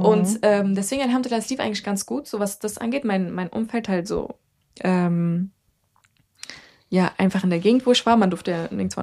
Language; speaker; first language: German; early bilingual, other home language; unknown